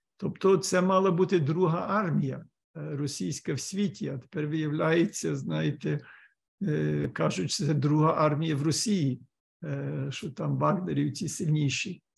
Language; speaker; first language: Ukrainian; early bilingual, heritage; Ukrainian